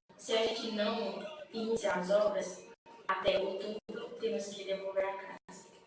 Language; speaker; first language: Portuguese; non-native, fluent; Haitian Creole